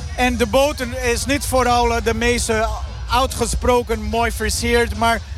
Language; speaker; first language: Dutch; non-native, fluent; Portuguese